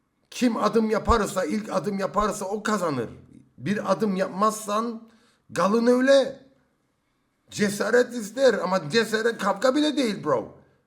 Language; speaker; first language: Turkish; early bilingual, heritage; Turkish